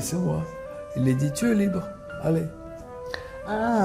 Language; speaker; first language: French; non-native, fluent; Russian